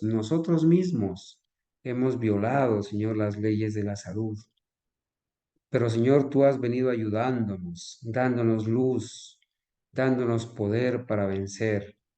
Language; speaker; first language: Spanish; native; Spanish